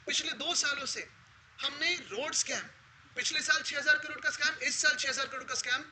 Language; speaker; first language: Hindi; non-native, local second language; Marathi